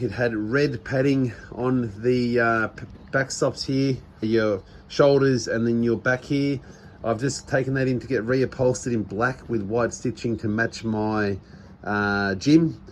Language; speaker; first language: English; native; English